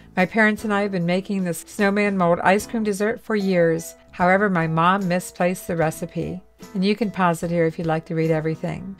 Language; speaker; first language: English; native; English